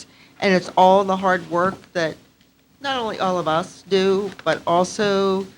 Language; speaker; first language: English; native; English